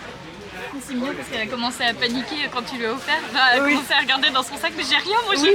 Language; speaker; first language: French; native; French